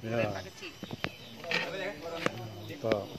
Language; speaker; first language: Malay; non-native, local second language; Achinese